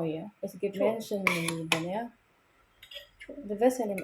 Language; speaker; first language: German; non-native, learner; Filipino